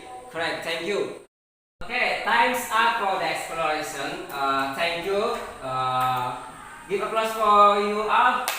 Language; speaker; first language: English; non-native, fluent; Indonesian